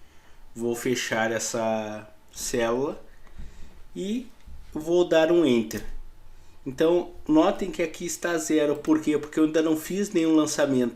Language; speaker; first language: Portuguese; native; Portuguese